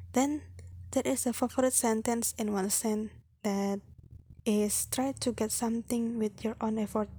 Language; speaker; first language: English; non-native, fluent; Indonesian